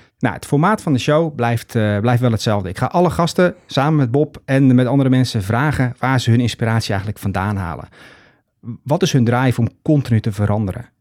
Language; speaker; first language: Dutch; native; Dutch